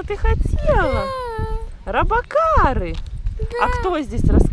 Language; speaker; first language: Russian; native; Russian